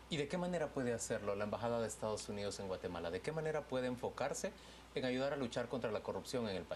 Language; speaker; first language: Spanish; native; Spanish